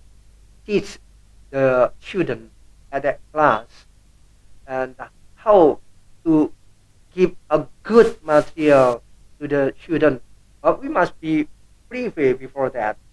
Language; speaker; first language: English; non-native, learner; Indonesian